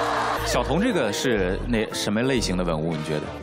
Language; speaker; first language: Chinese; native; Chinese